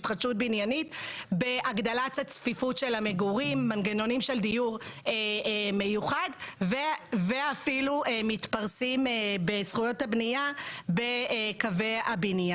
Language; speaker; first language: Hebrew; native; Hebrew